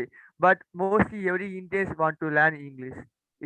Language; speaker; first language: English; non-native, learner; Tamil